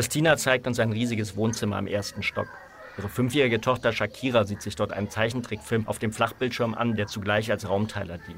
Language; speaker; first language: German; native; German